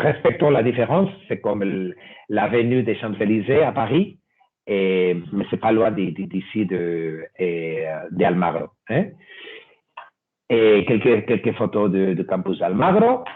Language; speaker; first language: French; non-native, fluent; Spanish